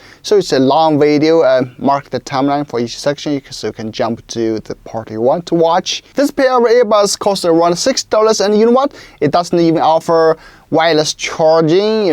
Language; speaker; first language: English; non-native, local second language; Chinese